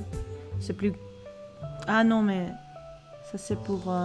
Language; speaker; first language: French; non-native, learner; Dutch